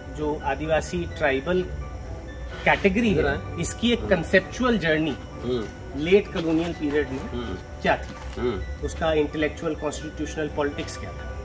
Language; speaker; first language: Hindi; native; Hindi